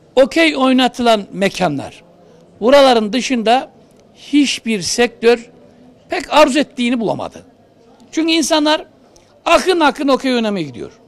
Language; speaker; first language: Turkish; native; Turkish